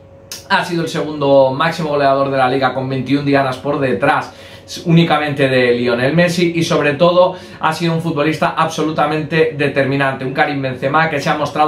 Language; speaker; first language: Spanish; native; Spanish